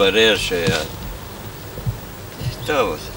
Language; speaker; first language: Hebrew; non-native, fluent; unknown